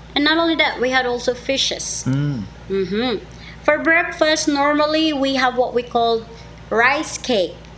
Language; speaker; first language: English; non-native, local second language; Cebuano